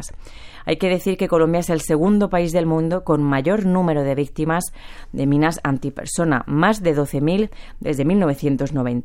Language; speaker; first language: Spanish; native; Spanish